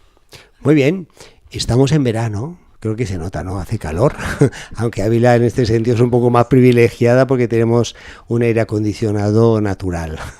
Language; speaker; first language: Spanish; native; Spanish